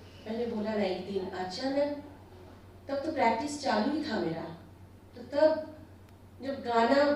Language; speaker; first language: Hindi; non-native, local second language; Bangla